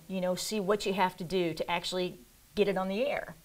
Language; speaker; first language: English; native; English